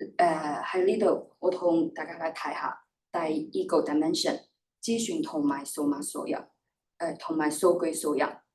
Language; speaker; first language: Cantonese; non-native, fluent; Chinese